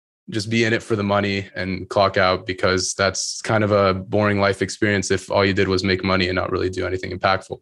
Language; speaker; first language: English; native; English